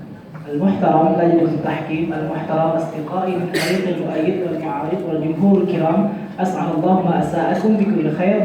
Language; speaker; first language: Arabic; non-native, learner; Indonesian